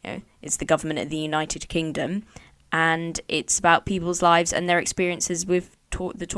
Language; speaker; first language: English; native; English